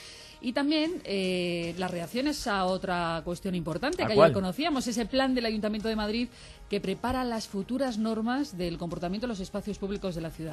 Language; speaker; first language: Spanish; native; Spanish